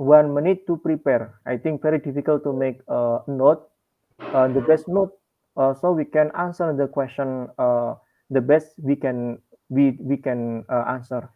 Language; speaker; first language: English; non-native, learner; Indonesian